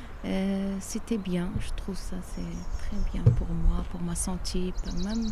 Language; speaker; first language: French; non-native, learner; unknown